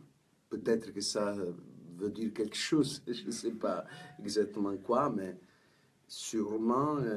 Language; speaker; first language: French; non-native, fluent; Italian